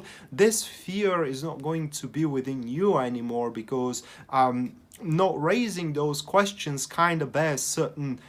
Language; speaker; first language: English; non-native, fluent; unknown